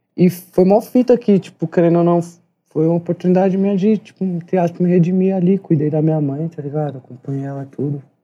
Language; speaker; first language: Portuguese; native; Portuguese